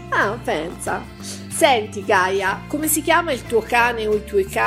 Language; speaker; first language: Italian; native; Italian